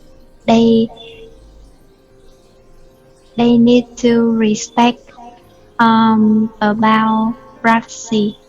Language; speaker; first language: English; non-native, learner; Vietnamese